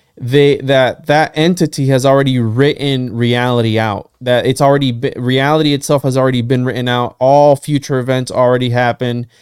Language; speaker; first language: English; non-native, fluent; Spanish